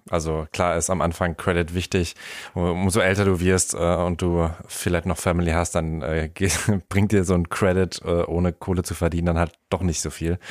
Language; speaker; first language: German; native; German